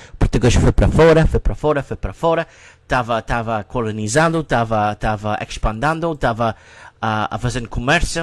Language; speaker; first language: Portuguese; non-native, learner; English